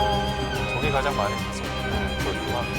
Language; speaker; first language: Korean; native; Korean